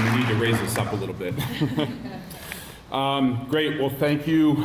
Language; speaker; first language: English; native; English